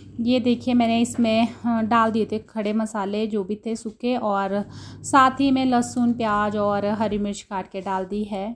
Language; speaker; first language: Hindi; non-native, local second language; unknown